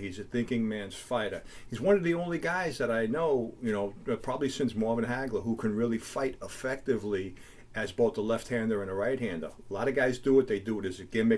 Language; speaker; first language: English; native; English